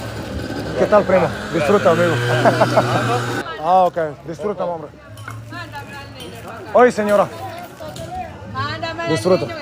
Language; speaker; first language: Spanish; non-native, learner; Bulgarian